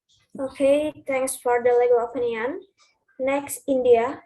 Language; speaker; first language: English; non-native, learner; Indonesian